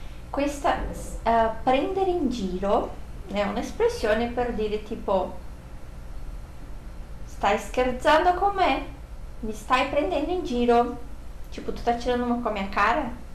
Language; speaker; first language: Italian; non-native, fluent; Portuguese